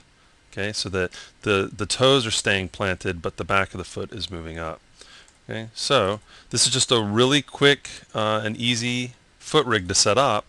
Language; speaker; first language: English; native; English